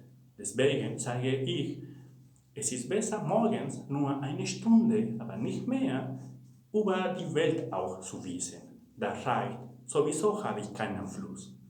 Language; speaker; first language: German; non-native, fluent; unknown